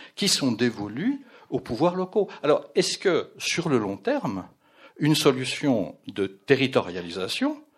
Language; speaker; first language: French; native; French